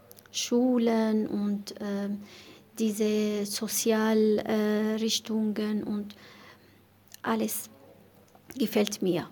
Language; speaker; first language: German; non-native, learner; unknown